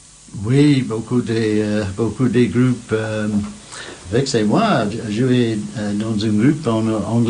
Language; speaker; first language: French; non-native, learner; English